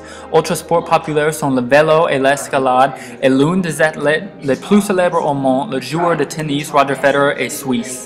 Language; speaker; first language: French; non-native, learner; English